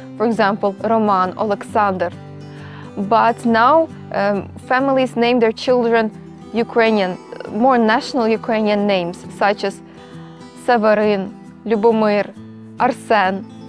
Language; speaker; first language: English; non-native, fluent; Ukrainian